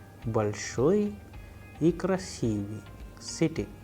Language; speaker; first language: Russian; non-native, fluent; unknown